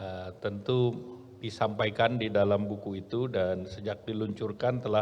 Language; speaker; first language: Indonesian; native; Indonesian